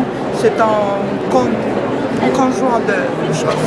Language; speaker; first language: French; non-native, fluent; Spanish